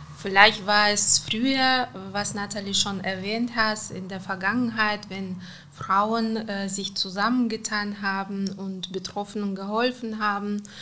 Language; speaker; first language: German; non-native, fluent; Russian